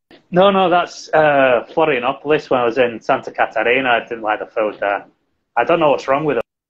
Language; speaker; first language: English; native; English